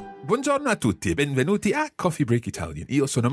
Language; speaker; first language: Italian; non-native, fluent; English